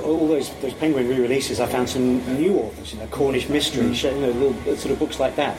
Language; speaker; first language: English; native; English